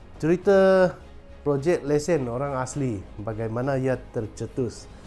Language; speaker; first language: Malay; non-native, local second language; Chinese